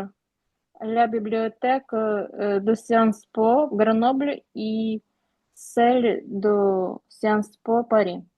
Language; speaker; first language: French; non-native, learner; Ukrainian